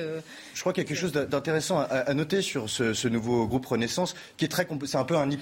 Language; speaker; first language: French; native; French